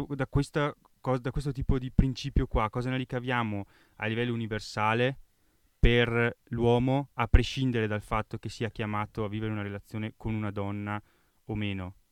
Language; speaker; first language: Italian; native; Italian